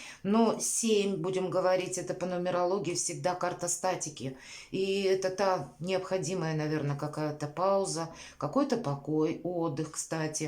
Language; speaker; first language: Russian; native; Russian